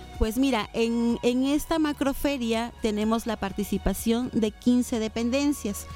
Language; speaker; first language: Spanish; native; Spanish